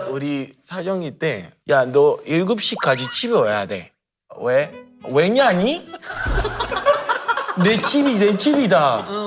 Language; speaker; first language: Korean; non-native, fluent; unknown